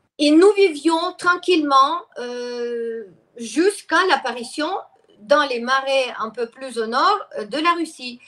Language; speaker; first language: French; non-native, fluent; Russian